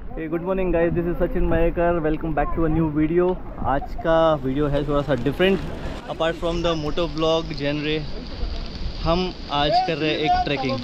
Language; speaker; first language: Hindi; non-native, local second language; Marathi